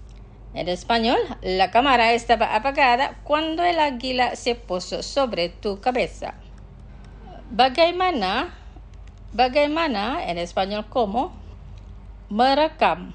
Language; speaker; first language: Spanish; non-native, fluent; Indonesian